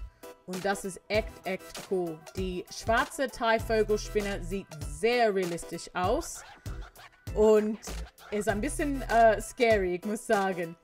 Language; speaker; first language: German; non-native, learner; English